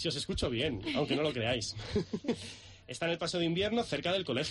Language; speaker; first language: Spanish; native; Spanish